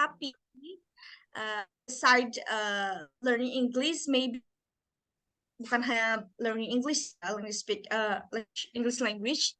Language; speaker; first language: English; non-native, learner; Indonesian